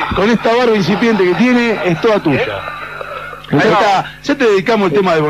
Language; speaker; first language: Spanish; native; Spanish